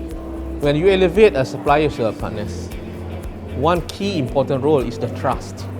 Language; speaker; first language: English; non-native, local second language; Malay